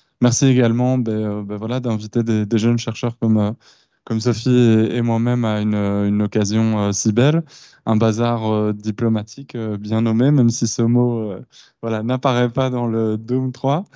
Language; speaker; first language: French; native; French